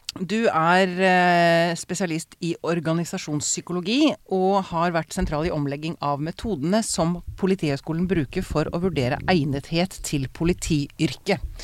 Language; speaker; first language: Norwegian; native; Norwegian